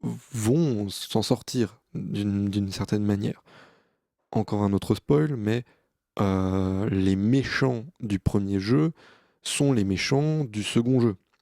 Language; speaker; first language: French; native; French